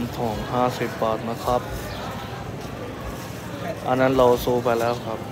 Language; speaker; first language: Thai; non-native, fluent; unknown